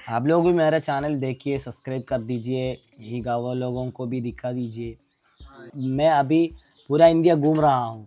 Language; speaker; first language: Hindi; non-native, local second language; Malayalam